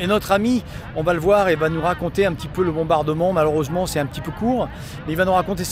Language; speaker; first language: French; native; French